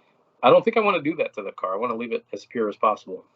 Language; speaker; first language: English; native; English